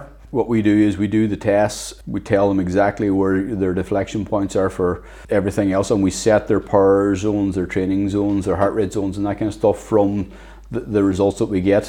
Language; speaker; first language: English; native; English